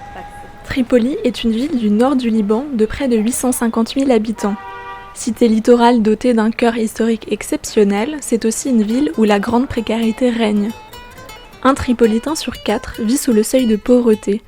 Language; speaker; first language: French; native; French